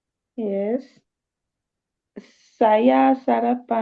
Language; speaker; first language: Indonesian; non-native, learner; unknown